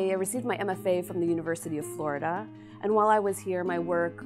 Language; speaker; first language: English; native; English